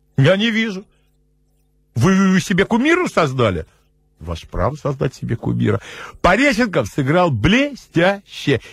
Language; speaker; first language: Russian; native; Russian